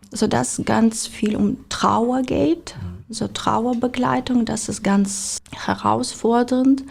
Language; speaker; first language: German; non-native, learner; Ukrainian